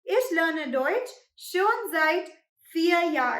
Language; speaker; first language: German; non-native, learner; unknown